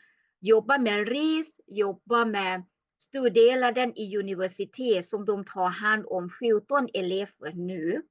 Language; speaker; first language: Swedish; non-native, learner; Thai